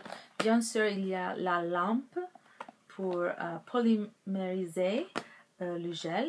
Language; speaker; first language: French; non-native, local second language; English